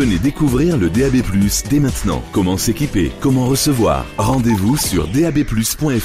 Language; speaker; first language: French; native; French